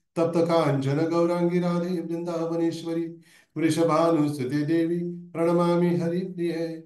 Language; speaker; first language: Hindi; non-native, local second language; Marathi